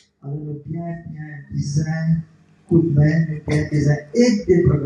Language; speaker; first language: French; non-native, local second language; Morisyen